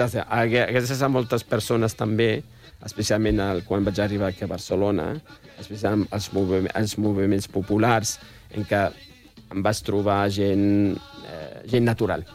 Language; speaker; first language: Catalan; non-native, fluent; Riffian